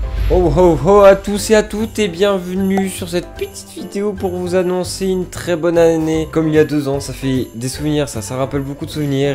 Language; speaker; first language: French; native; French